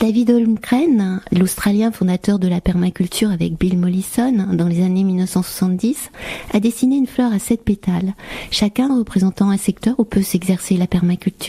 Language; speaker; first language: French; native; French